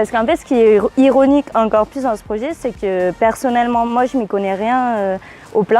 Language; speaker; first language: French; native; French